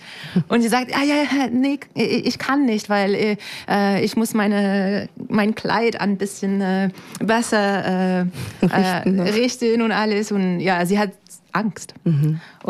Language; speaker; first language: German; non-native, learner; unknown